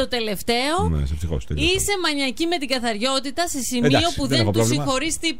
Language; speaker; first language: Greek; native; Greek